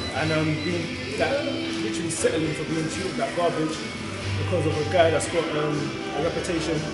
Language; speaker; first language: English; native; English